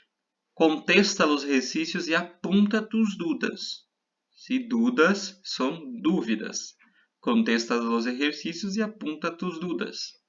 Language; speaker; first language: Spanish; non-native, fluent; Portuguese